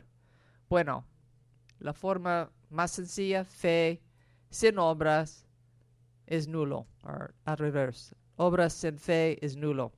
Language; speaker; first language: Spanish; non-native, fluent; English